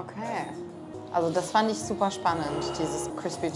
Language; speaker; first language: German; non-native, fluent; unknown